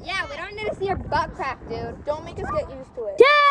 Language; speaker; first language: English; native; English